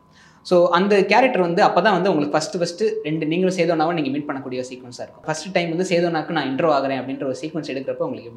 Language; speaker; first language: Tamil; native; Tamil